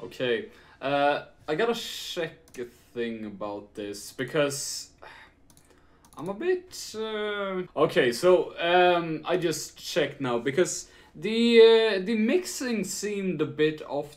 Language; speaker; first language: English; non-native, fluent; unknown